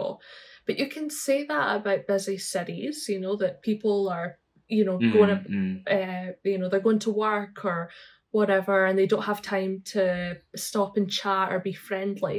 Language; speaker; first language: English; native; English